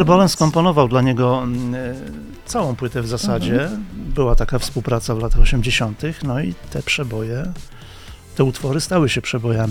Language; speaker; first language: Polish; native; Polish